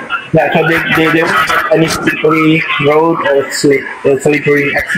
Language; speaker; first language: English; non-native, learner; Indonesian